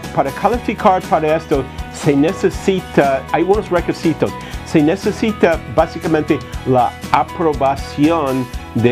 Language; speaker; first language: Spanish; non-native, fluent; English